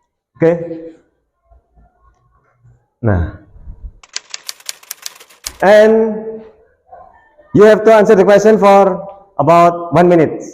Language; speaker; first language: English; non-native, learner; Indonesian